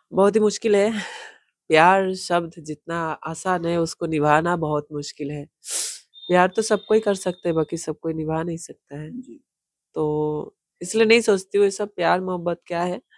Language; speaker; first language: Hindi; non-native, local second language; Bangla